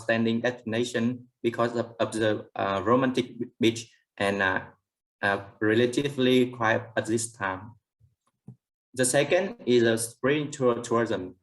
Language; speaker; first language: English; non-native, learner; Vietnamese